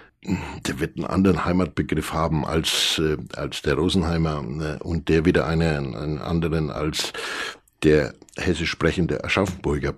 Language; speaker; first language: German; native; German